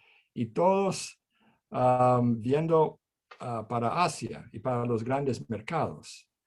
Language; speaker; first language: Spanish; non-native, fluent; English